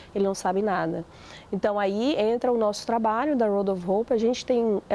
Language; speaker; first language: Portuguese; native; Portuguese